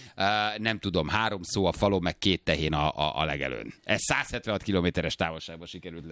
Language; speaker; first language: Hungarian; native; Hungarian